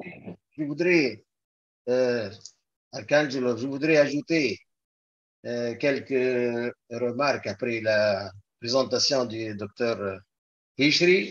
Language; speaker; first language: French; non-native, local second language; Arabic